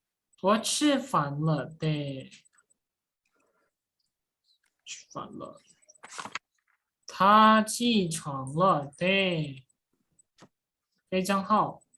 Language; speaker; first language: Chinese; non-native, fluent; Indonesian